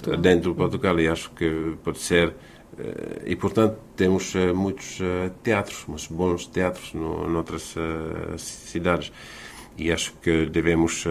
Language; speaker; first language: Portuguese; non-native, fluent; Finnish